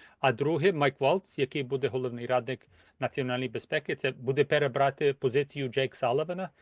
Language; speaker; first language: Ukrainian; early bilingual, heritage; Ukrainian